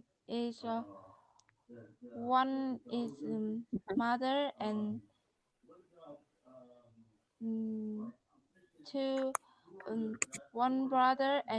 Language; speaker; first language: English; non-native, learner; Vietnamese